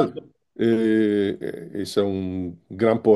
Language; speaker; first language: Spanish; non-native, learner; Italian